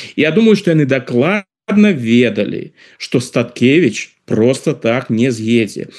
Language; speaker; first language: Belarusian; non-native, local second language; Russian